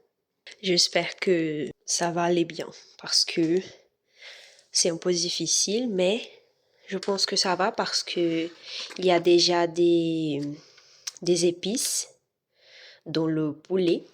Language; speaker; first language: French; non-native, learner; Spanish